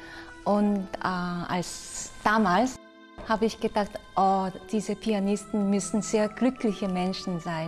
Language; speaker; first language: German; non-native, fluent; Korean